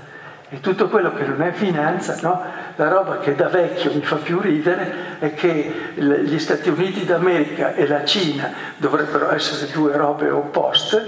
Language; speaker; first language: Italian; native; Italian